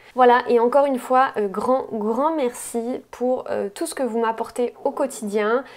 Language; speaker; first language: French; native; French